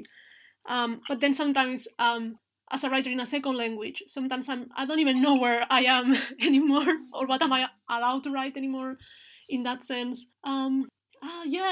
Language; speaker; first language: English; non-native, fluent; Spanish